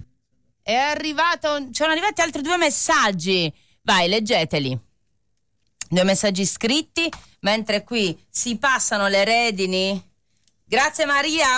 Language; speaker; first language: Italian; native; Italian